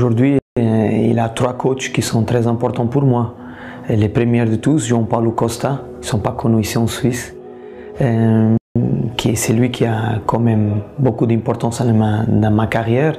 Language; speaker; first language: French; non-native, fluent; Portuguese